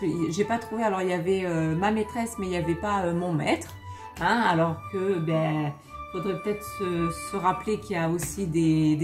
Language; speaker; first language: French; native; French